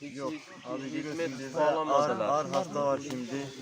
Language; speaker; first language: Turkish; non-native, fluent; Arabic